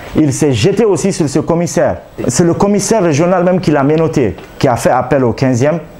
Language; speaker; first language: French; non-native, local second language; Arabic